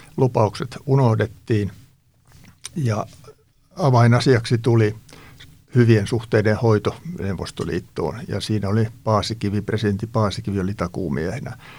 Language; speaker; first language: Finnish; native; Finnish